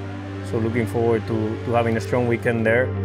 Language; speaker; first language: English; non-native, fluent; Spanish